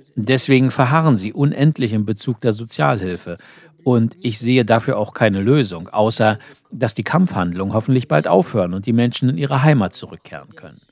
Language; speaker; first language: German; non-native, fluent; Ukrainian